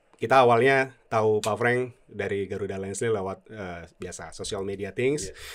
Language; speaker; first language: Indonesian; native; Indonesian